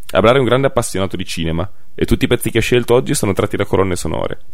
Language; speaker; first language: Italian; native; Italian